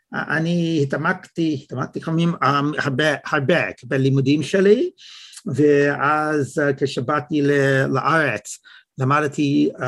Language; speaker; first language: Hebrew; non-native, fluent; English